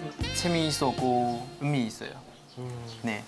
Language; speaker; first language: Korean; non-native, fluent; Chinese